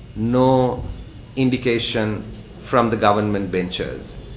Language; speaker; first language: English; non-native, local second language; Sinhala